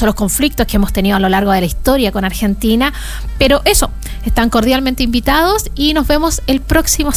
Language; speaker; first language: Spanish; native; Spanish